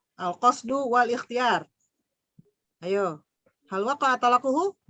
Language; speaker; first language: Arabic; non-native, fluent; Indonesian